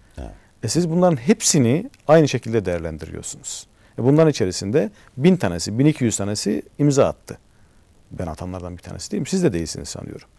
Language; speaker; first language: Turkish; native; Turkish